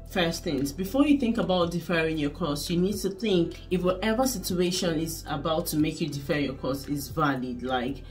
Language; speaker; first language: English; non-native, local second language; Igbo